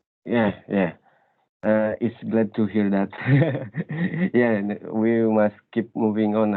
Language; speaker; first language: English; non-native, learner; Indonesian